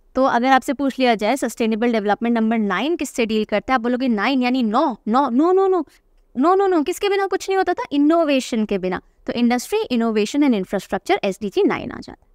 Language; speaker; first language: Hindi; native; Hindi